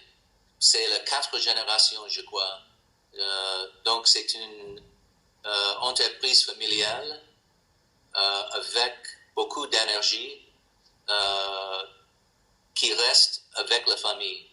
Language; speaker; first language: French; non-native, learner; English